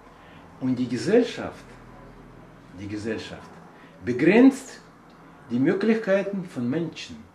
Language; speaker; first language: German; non-native, learner; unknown